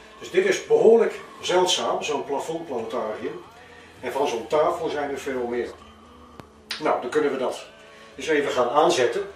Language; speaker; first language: Dutch; native; Dutch